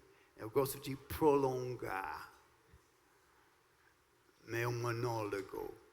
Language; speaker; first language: Portuguese; non-native, fluent; English